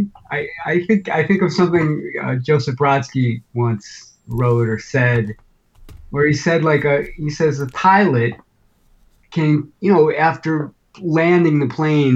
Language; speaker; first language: English; native; English